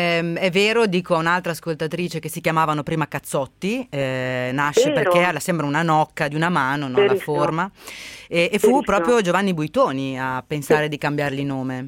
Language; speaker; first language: Italian; native; Italian